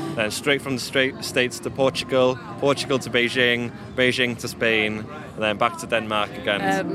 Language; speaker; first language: English; non-native, local second language; Welsh